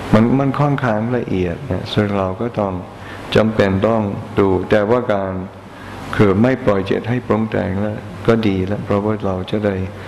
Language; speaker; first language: Thai; non-native, fluent; English